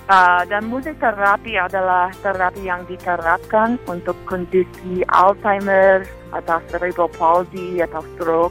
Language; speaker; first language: Indonesian; non-native, fluent; English